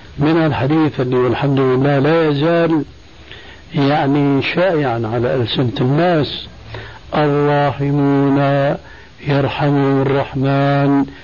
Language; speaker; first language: Arabic; early bilingual, other home language; Albanian